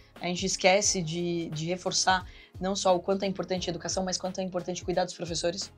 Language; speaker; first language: Portuguese; native; Portuguese